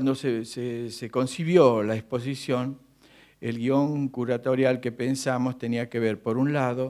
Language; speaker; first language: Spanish; native; Spanish